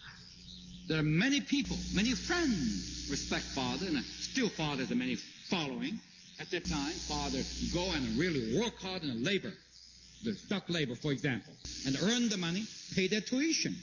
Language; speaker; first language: English; non-native, fluent; Korean